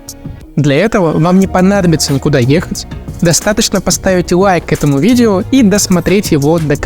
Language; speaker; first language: Russian; native; Russian